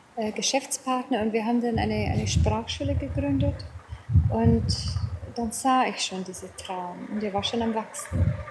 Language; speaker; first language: German; non-native, fluent; English